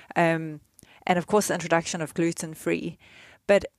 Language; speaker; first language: English; native; English